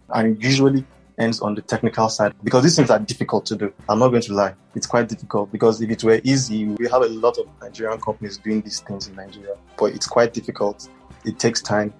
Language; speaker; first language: English; non-native, local second language; Hausa